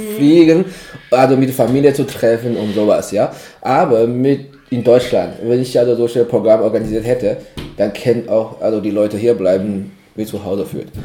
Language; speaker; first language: German; non-native, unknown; Chinese